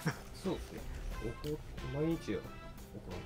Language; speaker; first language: Japanese; non-native, learner; Vietnamese